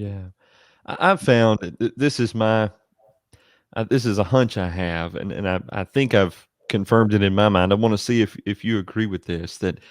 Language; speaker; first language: English; native; English